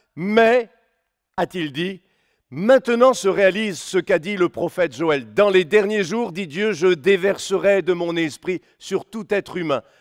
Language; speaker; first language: French; native; French